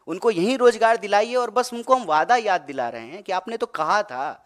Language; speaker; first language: Hindi; native; Hindi